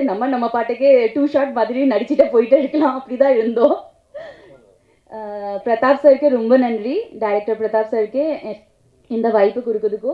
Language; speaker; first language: Tamil; non-native, fluent; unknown